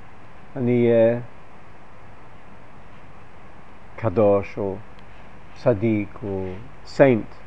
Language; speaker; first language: Hebrew; non-native, fluent; English